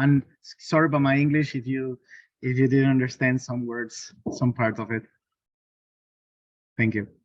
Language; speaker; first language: English; non-native, learner; Spanish